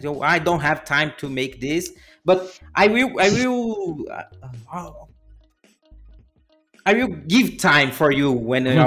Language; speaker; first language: English; non-native, learner; Portuguese